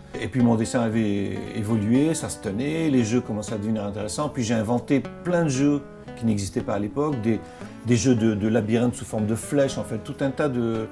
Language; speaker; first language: French; non-native, local second language; Arabic